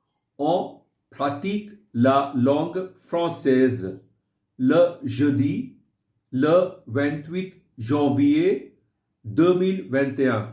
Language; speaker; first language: French; non-native, fluent; Hindi